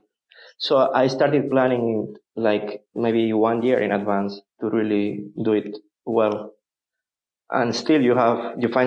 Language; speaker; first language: English; non-native, fluent; Spanish